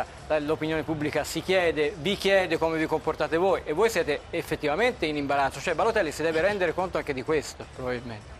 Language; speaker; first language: Italian; native; Italian